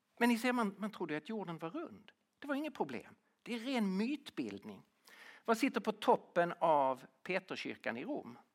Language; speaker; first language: Swedish; native; Swedish